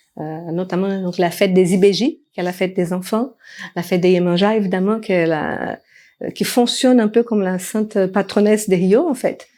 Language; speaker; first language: French; non-native, fluent; Portuguese